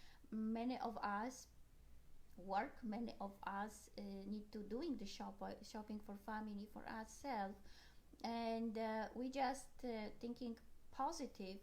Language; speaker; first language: English; non-native, learner; Polish